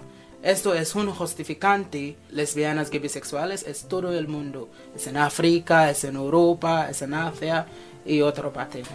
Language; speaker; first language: Spanish; non-native, fluent; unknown